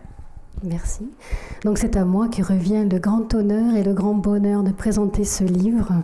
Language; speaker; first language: French; native; French